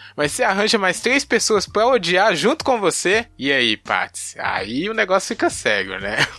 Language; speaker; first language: Portuguese; native; Portuguese